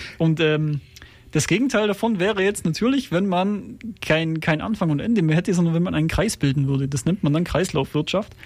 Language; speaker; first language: German; native; German